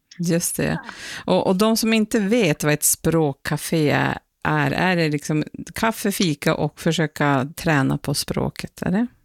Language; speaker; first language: Swedish; native; Swedish